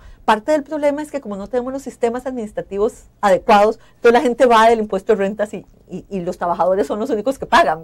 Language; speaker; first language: Spanish; native; Spanish